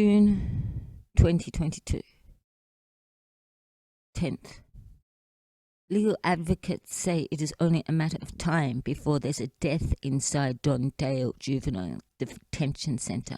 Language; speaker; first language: English; native; English